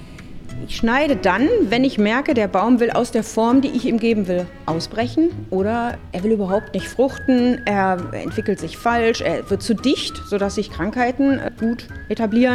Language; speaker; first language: German; native; German